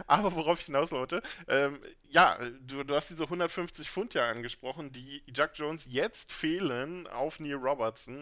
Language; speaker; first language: German; native; German